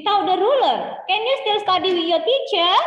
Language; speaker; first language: English; non-native, learner; Indonesian